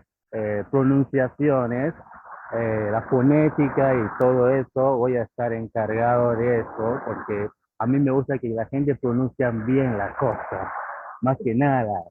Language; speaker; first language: Spanish; non-native, fluent; Yoruba